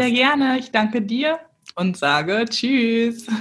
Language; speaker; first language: German; native; German